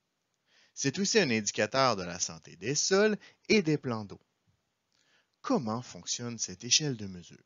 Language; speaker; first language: French; native; French